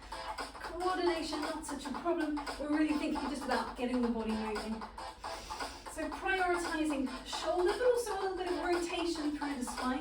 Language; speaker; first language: English; native; English